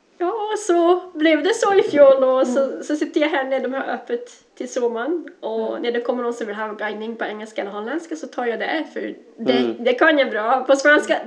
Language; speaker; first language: Swedish; non-native, fluent; Dutch